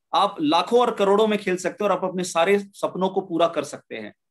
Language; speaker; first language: Hindi; native; Hindi